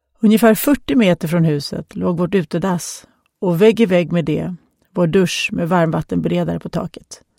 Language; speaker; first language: Swedish; non-native, fluent; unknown